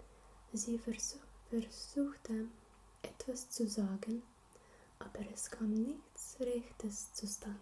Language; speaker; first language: German; non-native, learner; Slovenian